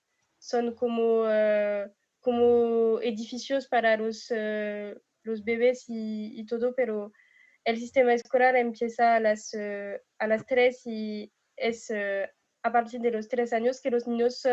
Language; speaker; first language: Spanish; non-native, fluent; French